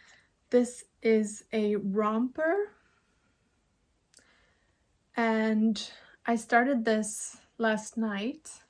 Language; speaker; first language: English; non-native, fluent; Norwegian